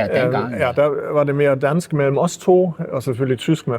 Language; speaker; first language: Danish; early bilingual, heritage; Danish